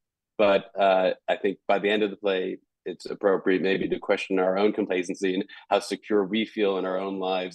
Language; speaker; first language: English; native; English